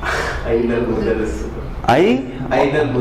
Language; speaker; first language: Arabic; non-native, learner; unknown